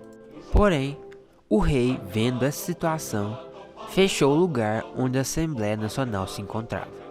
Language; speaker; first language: Portuguese; native; Portuguese